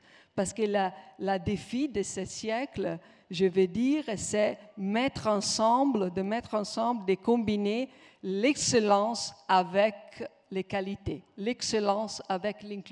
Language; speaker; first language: French; non-native, fluent; Italian